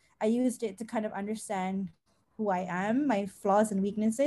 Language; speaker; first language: English; non-native, local second language; Malay